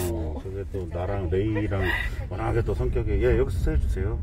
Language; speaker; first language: Korean; native; Korean